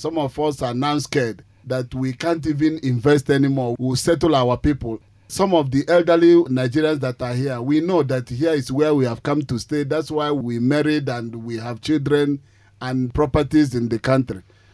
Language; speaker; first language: English; non-native, local second language; Igbo